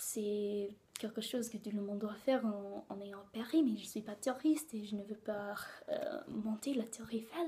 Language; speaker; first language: French; non-native, learner; English